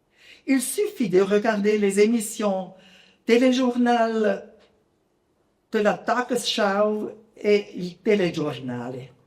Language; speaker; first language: French; non-native, local second language; German